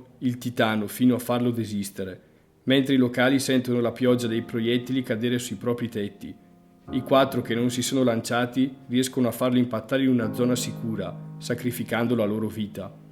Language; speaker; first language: Italian; native; Italian